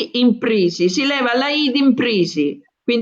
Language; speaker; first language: Italian; native; Italian